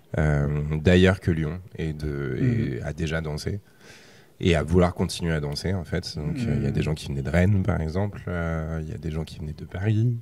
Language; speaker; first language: French; native; French